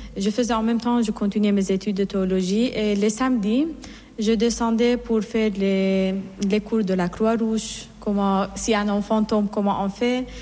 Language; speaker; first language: French; non-native, fluent; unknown